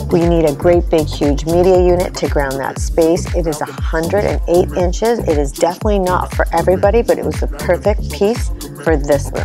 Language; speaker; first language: English; native; English